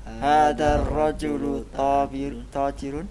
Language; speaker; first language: Arabic; non-native, learner; Indonesian